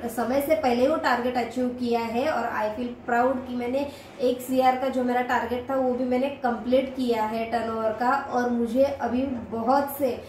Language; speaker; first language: Hindi; non-native, local second language; Marathi